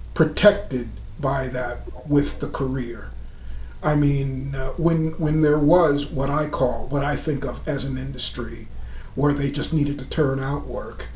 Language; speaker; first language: English; native; English